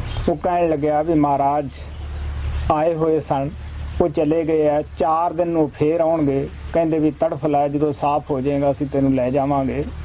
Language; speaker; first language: Punjabi; native; Punjabi